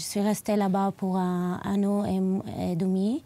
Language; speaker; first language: French; non-native, learner; Arabic